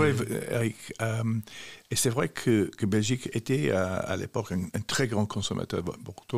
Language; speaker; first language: French; non-native, fluent; English